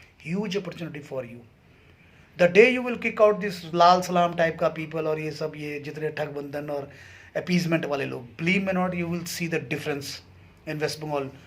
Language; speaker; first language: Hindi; native; Hindi